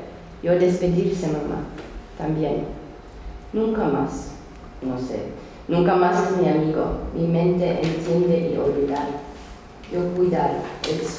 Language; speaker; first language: Spanish; non-native, learner; Finnish